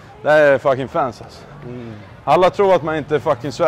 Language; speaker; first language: Swedish; native; Swedish